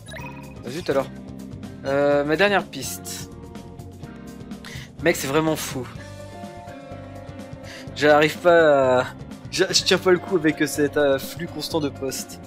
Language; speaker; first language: French; native; French